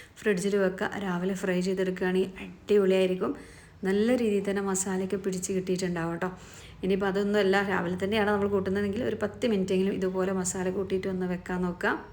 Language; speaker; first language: Malayalam; native; Malayalam